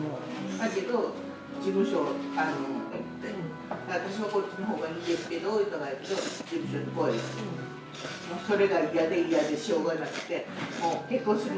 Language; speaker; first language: Japanese; native; Japanese